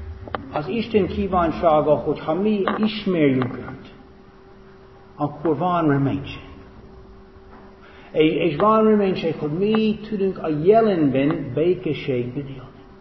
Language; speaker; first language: Hungarian; non-native, fluent; English